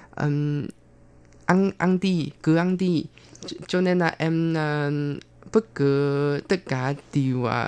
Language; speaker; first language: Vietnamese; non-native, fluent; Chinese